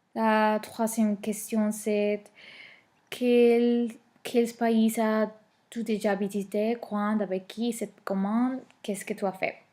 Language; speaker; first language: French; non-native, learner; Spanish